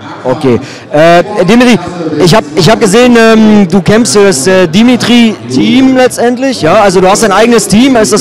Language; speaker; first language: German; native; German